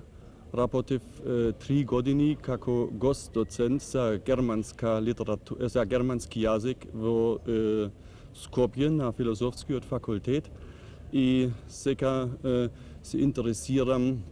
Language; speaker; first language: Macedonian; non-native, learner; German